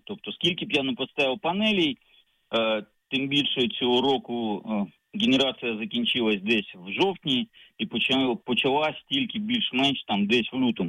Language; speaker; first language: Ukrainian; native; Ukrainian